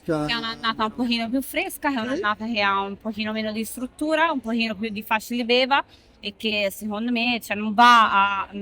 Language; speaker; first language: Italian; native; Italian